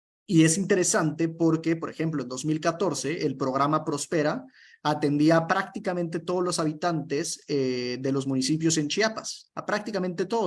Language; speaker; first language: Spanish; native; Spanish